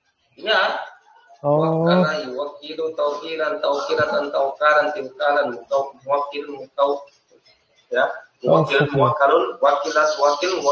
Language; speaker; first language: Arabic; non-native, fluent; Indonesian